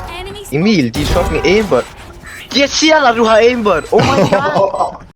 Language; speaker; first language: Danish; native; Danish